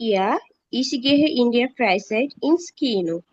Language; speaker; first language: German; non-native, learner; Bangla